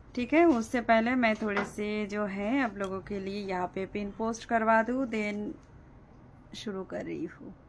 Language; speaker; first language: Hindi; non-native, local second language; Bangla